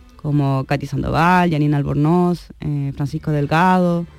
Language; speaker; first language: Spanish; native; Spanish